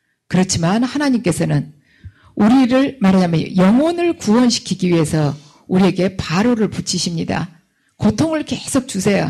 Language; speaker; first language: Korean; native; Korean